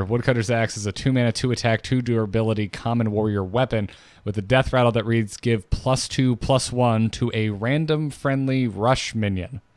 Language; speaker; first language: English; native; English